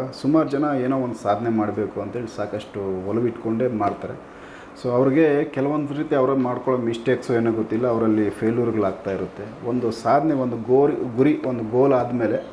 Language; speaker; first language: Kannada; native; Kannada